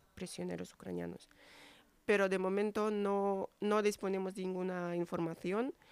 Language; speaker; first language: Spanish; non-native, fluent; Ukrainian